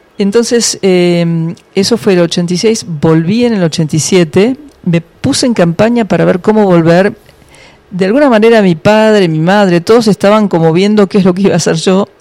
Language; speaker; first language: Spanish; early bilingual, other home language; English